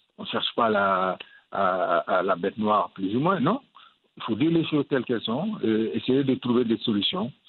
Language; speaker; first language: French; non-native, local second language; Wolof